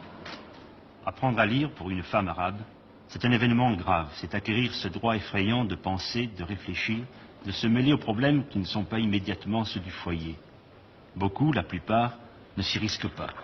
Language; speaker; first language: French; native; French